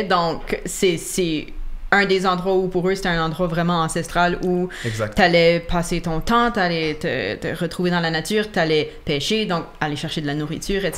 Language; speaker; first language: French; native; French